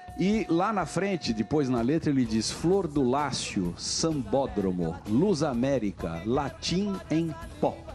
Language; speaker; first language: Portuguese; native; Portuguese